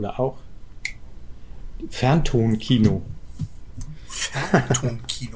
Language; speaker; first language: German; native; German